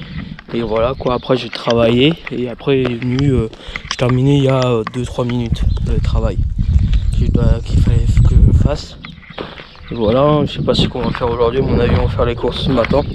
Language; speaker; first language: French; native; French